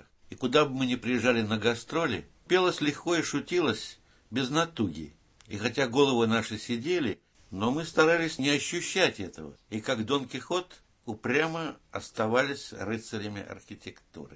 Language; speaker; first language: Russian; native; Russian